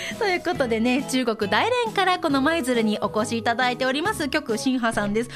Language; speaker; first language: Japanese; native; Japanese